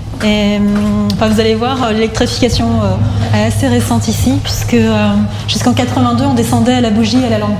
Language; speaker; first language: French; native; French